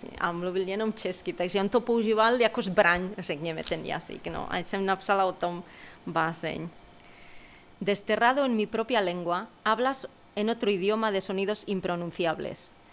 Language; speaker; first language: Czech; non-native, fluent; Spanish